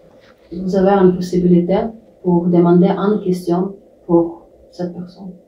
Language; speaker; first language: French; non-native, learner; Russian